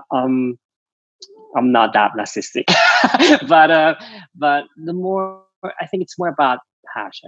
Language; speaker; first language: English; non-native, fluent; Vietnamese